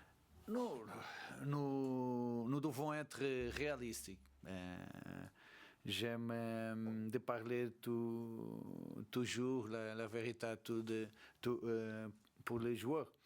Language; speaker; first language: French; non-native, learner; Portuguese